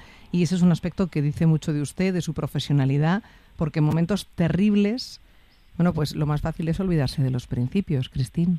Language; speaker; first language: Spanish; native; Spanish